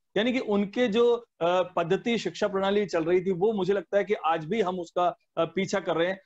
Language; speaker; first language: Hindi; native; Hindi